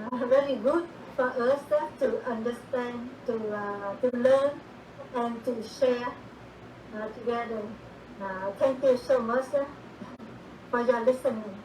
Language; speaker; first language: English; non-native, learner; Vietnamese